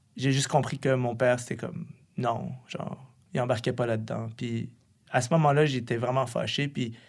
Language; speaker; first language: French; early bilingual, other home language; Arabic